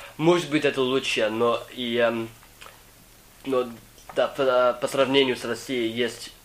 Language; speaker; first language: Russian; non-native, fluent; English